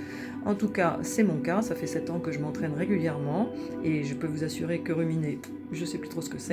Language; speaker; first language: French; native; French